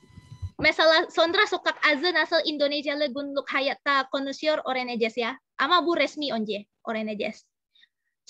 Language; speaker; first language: Turkish; non-native, learner; Indonesian